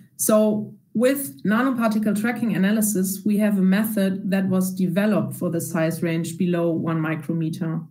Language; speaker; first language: English; non-native, fluent; German